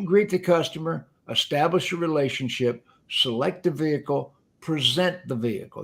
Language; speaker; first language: English; native; English